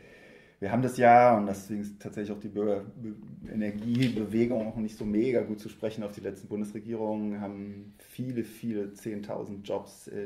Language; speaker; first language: German; native; German